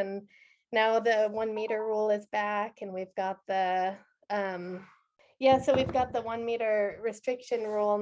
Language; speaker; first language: English; native; English